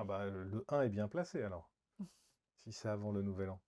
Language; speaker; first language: French; native; French